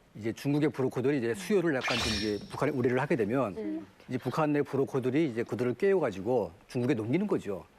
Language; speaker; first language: Korean; native; Korean